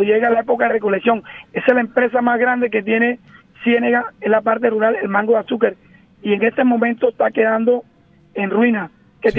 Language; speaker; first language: Spanish; native; Spanish